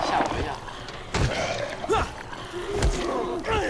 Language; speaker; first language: Chinese; native; Chinese